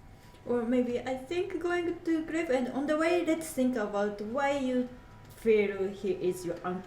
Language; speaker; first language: English; non-native, learner; Japanese